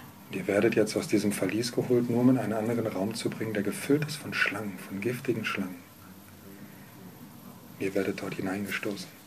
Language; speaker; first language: German; native; German